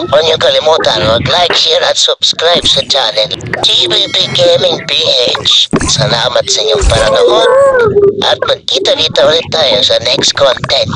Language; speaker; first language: Filipino; native; Filipino